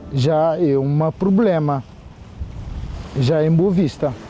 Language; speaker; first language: Portuguese; non-native, local second language; Kabuverdianu